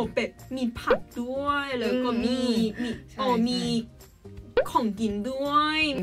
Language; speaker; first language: Thai; non-native, learner; Korean